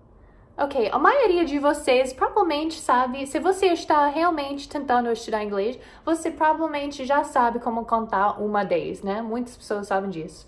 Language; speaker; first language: Portuguese; non-native, fluent; English